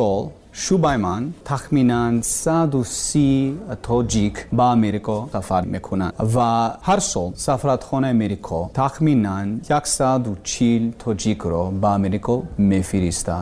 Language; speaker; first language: Persian; non-native, learner; English